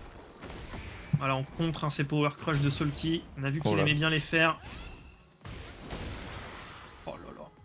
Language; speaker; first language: French; native; French